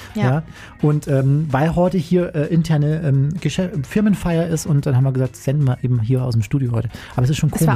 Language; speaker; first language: German; native; German